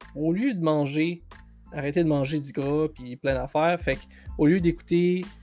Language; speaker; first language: French; native; French